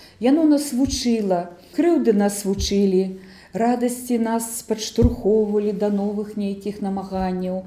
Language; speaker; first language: Belarusian; native; Belarusian